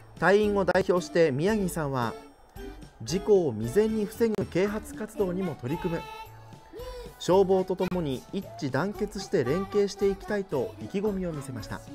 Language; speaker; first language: Japanese; native; Japanese